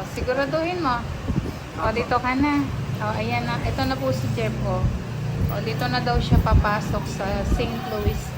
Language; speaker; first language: Filipino; native; Filipino